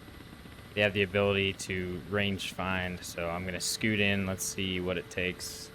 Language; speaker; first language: English; native; English